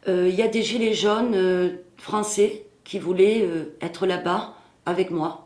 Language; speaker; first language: French; native; French